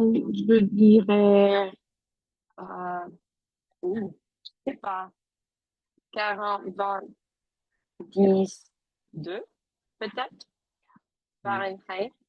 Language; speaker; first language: French; non-native, learner; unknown